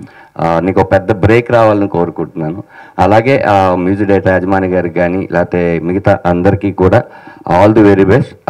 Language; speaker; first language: Telugu; native; Telugu